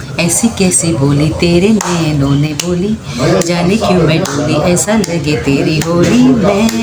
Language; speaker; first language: Hindi; non-native, local second language; Marathi